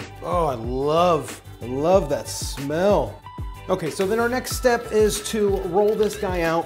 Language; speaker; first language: English; native; English